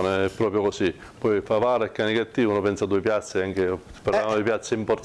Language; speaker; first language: Italian; native; Italian